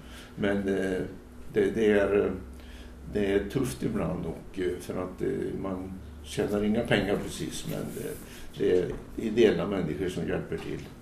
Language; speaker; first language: Swedish; native; Swedish